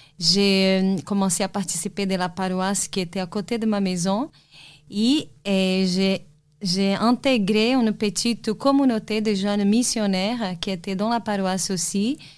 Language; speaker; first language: French; non-native, fluent; Portuguese